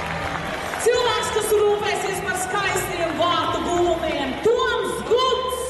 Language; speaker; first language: Latvian; native; Latvian